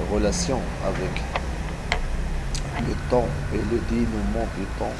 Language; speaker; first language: French; non-native, local second language; Arabic